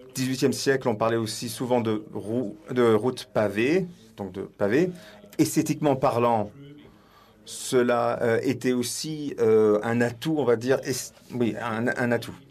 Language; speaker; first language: French; non-native, fluent; Swedish